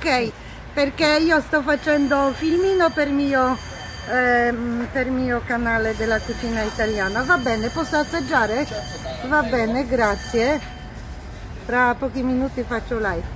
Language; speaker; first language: Italian; non-native, fluent; Polish